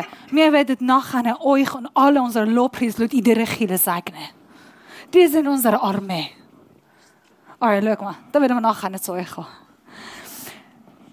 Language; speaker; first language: German; non-native, learner; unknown